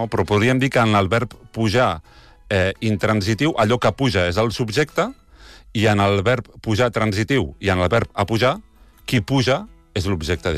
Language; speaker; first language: Catalan; native; Catalan